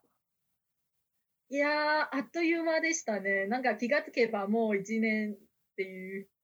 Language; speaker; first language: Japanese; non-native, fluent; Chinese